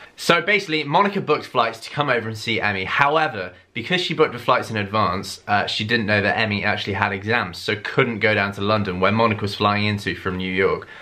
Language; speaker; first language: English; native; English